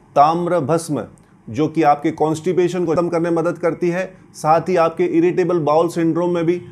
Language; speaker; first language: Hindi; native; Hindi